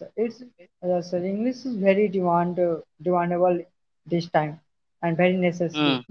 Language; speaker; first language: English; non-native, learner; Hindi